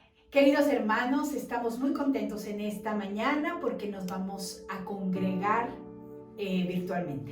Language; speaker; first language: Spanish; native; Spanish